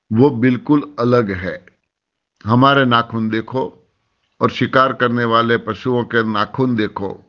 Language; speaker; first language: Hindi; non-native, local second language; Gujarati